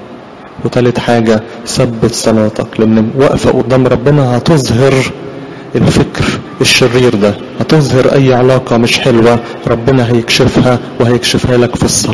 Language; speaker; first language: Arabic; native; Arabic